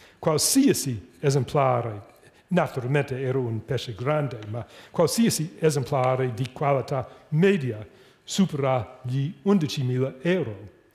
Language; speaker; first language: Italian; non-native, fluent; English